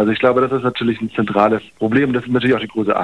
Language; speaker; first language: German; native; German